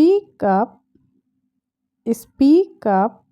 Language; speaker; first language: English; non-native, fluent; Hindi